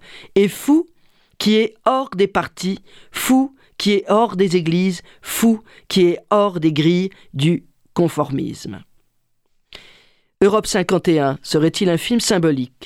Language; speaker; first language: French; native; French